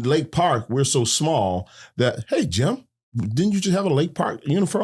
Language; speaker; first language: English; native; English